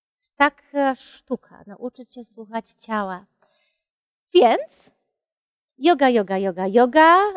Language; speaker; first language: Polish; early bilingual, heritage; Polish